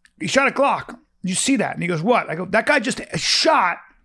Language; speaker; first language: English; early bilingual, other home language; French